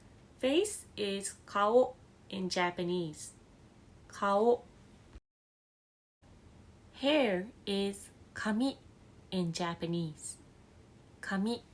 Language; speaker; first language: English; non-native, fluent; Japanese